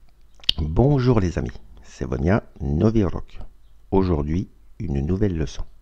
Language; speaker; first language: French; non-native, fluent; Russian